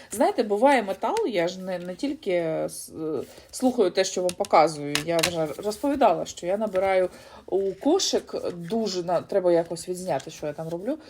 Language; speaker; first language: Ukrainian; non-native, local second language; Russian